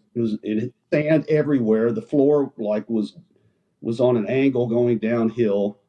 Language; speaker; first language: English; native; English